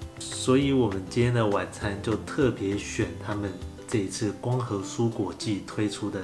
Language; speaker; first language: Chinese; native; Chinese